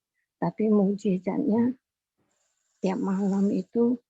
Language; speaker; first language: Indonesian; non-native, local second language; Chinese